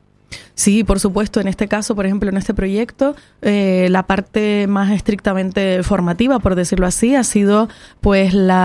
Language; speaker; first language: Spanish; native; Spanish